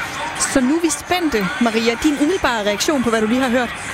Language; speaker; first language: Danish; native; Danish